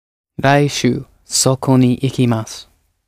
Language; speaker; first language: Japanese; non-native, learner; English